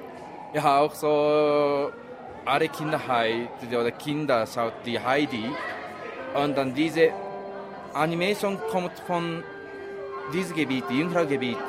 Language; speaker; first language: German; non-native, learner; Japanese